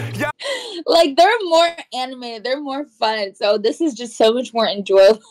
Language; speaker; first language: English; native; English